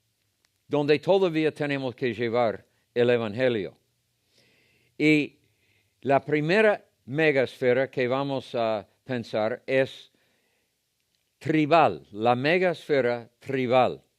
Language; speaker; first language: Spanish; non-native, fluent; English